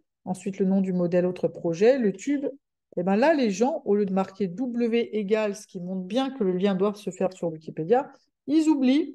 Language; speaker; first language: French; native; French